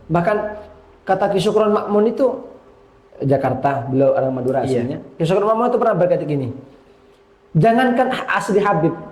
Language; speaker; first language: Indonesian; non-native, local second language; Madurese